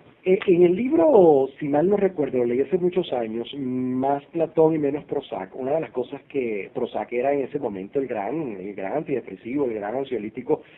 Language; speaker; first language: Spanish; native; Spanish